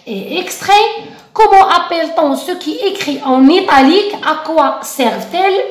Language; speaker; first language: French; non-native, local second language; Arabic